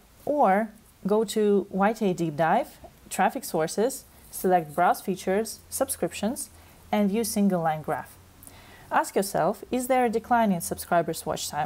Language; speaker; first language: English; non-native, fluent; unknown